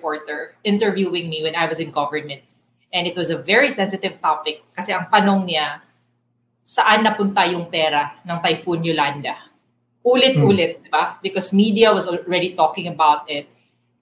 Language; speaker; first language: English; non-native, local second language; Cebuano